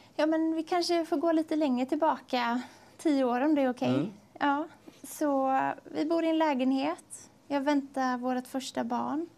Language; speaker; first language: Swedish; native; Swedish